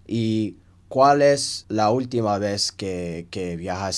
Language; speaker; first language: Spanish; non-native, learner; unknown